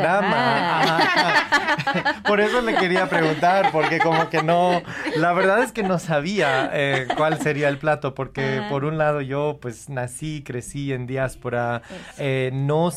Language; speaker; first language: Spanish; non-native, fluent; English